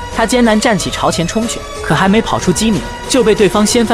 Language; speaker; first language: Chinese; native; Chinese